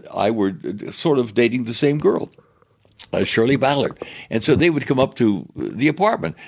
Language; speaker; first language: English; native; English